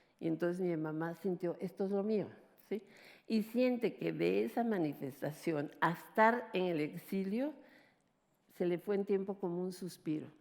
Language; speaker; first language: Spanish; native; Spanish